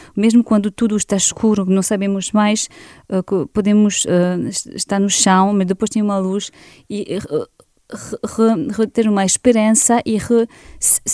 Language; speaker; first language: Portuguese; non-native, fluent; French